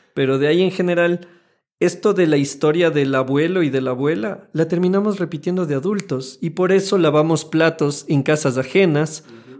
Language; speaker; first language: Spanish; native; Spanish